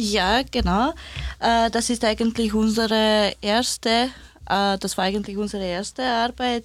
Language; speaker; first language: German; non-native, fluent; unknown